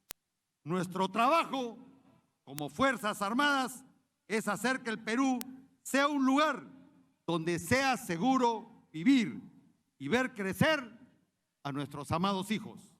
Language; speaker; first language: Spanish; native; Spanish